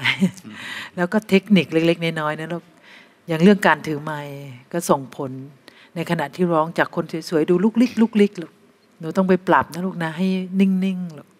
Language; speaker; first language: Thai; native; Thai